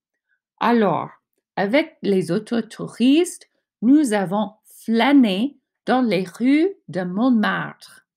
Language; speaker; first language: French; non-native, fluent; English